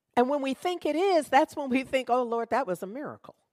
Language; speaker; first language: English; native; English